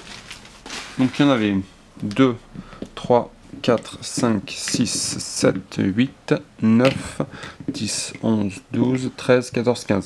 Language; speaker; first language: French; native; French